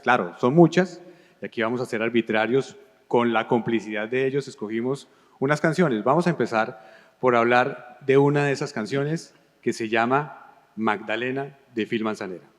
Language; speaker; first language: Spanish; native; Spanish